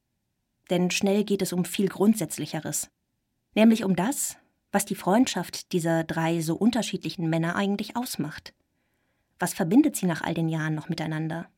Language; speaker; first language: German; native; German